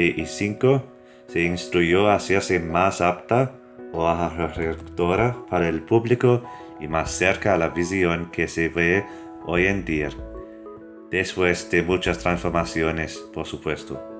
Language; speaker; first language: Spanish; non-native, fluent; English